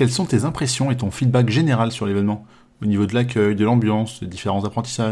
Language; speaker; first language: French; native; French